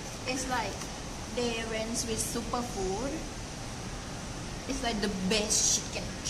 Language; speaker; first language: English; non-native, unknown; Thai